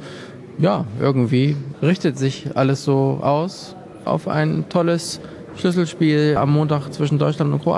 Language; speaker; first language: German; native; German